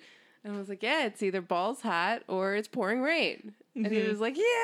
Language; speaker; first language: English; native; English